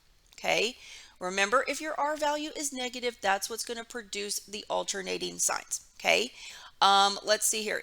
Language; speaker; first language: English; native; English